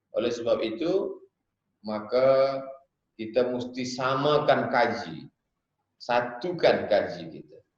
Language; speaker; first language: Malay; native; Malay